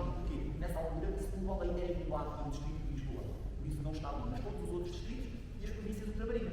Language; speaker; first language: Portuguese; native; Portuguese